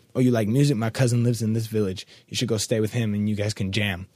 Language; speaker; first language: English; native; English